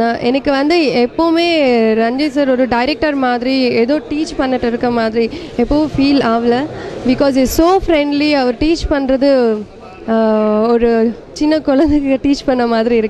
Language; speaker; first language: Tamil; non-native, local second language; Kannada